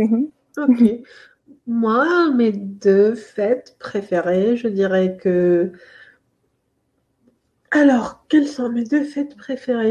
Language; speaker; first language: French; non-native, local second language; Arabic